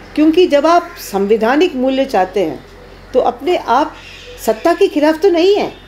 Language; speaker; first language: Hindi; native; Hindi